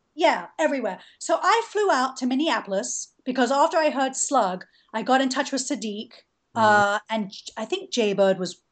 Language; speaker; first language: English; native; English